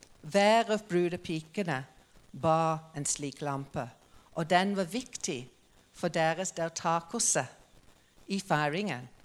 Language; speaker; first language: Norwegian; non-native, fluent; English